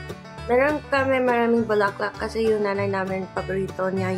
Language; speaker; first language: Filipino; non-native, learner; English